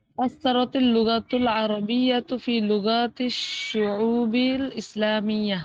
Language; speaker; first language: Arabic; non-native, learner; Bangla